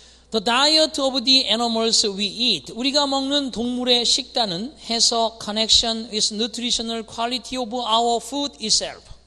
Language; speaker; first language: English; non-native, fluent; Korean